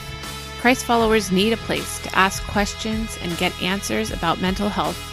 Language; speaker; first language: English; native; English